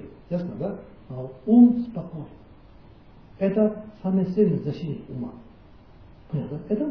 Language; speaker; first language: Russian; non-native, learner; Tibetan